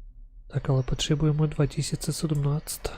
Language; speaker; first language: Czech; non-native, learner; Ukrainian